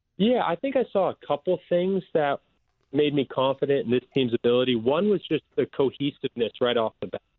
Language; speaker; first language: English; native; English